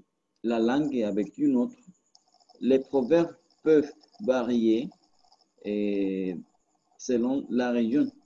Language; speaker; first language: French; non-native, learner; Spanish